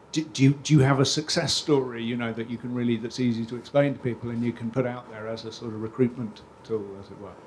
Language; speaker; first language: English; native; English